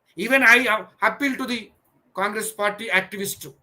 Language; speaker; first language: English; non-native, local second language; Telugu